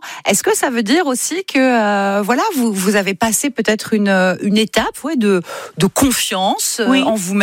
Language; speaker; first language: French; native; French